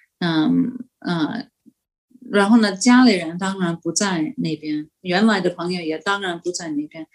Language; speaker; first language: Chinese; non-native, fluent; English